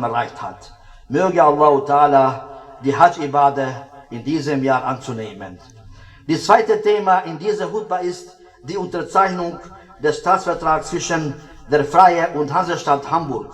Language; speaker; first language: German; non-native, learner; Albanian